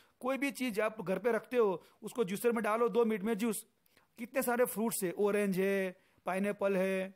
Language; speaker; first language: Hindi; non-native, local second language; Gujarati